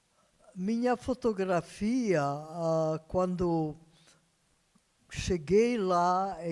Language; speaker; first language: Portuguese; non-native, fluent; Hungarian